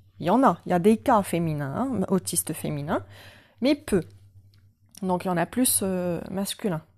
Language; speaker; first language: French; non-native, local second language; Arabic